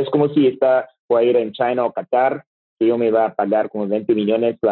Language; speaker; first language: Spanish; non-native, learner; French